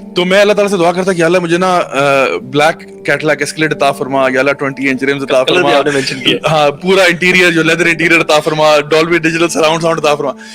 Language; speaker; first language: Urdu; early bilingual, heritage; Urdu